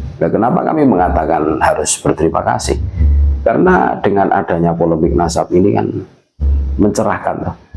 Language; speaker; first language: Indonesian; native; Indonesian